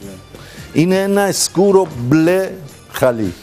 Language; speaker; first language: Greek; non-native, learner; Persian